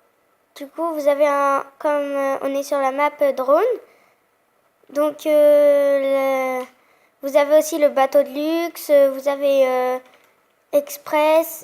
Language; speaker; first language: French; native; French